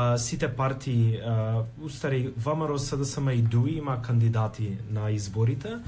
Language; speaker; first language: Macedonian; early bilingual, heritage; Macedonian